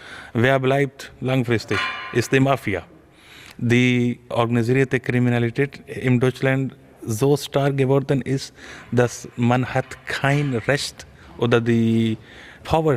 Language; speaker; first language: German; non-native, fluent; Urdu